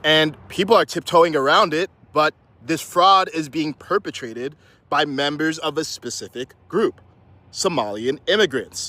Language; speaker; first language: English; early bilingual, other home language; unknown